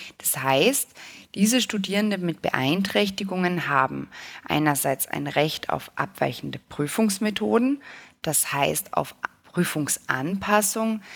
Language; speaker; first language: German; native; German